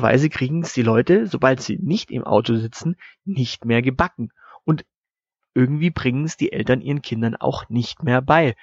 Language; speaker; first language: German; native; German